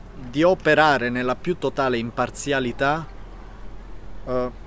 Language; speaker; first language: Italian; native; Italian